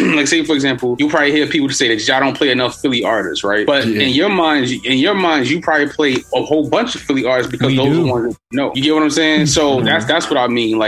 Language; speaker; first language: English; native; English